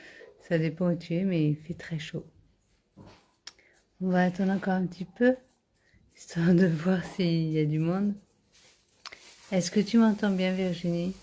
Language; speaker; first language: French; native; French